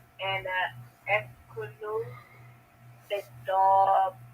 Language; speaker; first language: Arabic; non-native, learner; English